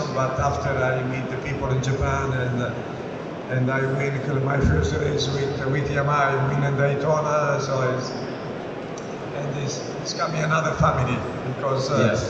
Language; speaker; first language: English; non-native, learner; Italian